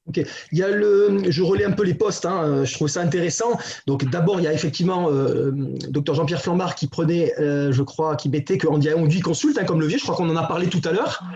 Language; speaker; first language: French; native; French